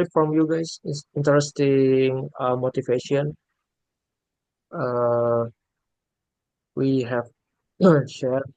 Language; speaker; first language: English; non-native, learner; Indonesian